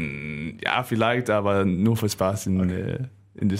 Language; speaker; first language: German; non-native, learner; Danish